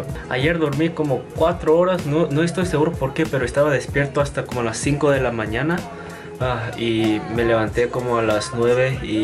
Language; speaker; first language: Spanish; non-native, fluent; Korean